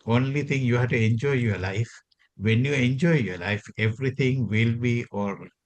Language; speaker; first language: English; non-native, local second language; Sinhala